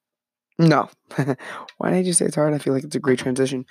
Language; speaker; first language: English; native; English